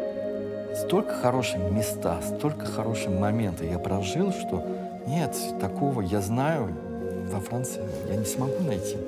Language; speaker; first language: Russian; early bilingual, heritage; French